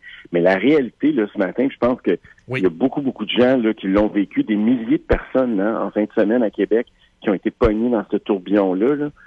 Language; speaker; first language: French; native; French